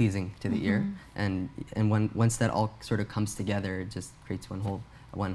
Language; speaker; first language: English; early bilingual, other home language; Urdu